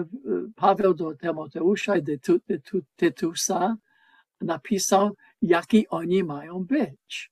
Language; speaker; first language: Polish; non-native, learner; English